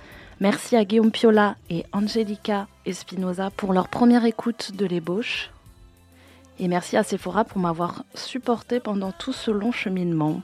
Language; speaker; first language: French; early bilingual, other home language; Khmer